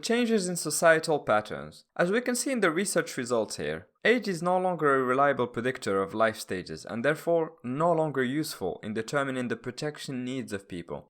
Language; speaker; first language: English; non-native, fluent; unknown